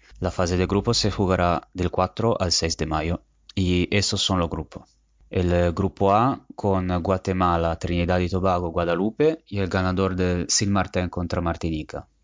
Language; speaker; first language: Spanish; non-native, fluent; Italian